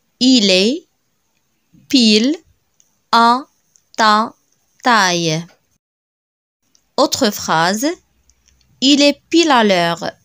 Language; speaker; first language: French; non-native, local second language; Arabic